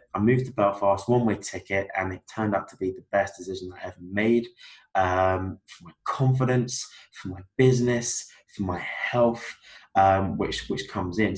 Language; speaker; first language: English; native; English